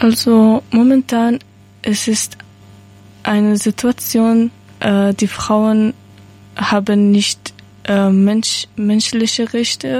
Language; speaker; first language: German; non-native, learner; Persian